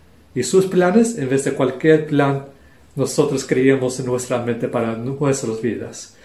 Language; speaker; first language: Spanish; non-native, local second language; English